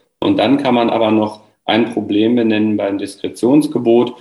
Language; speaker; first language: German; native; German